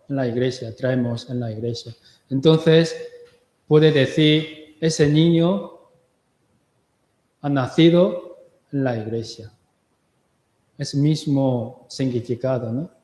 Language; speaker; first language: Spanish; non-native, learner; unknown